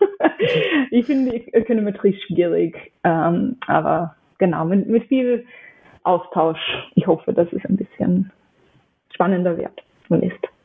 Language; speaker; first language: German; non-native, fluent; English